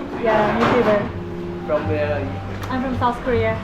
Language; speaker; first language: English; non-native, learner; Korean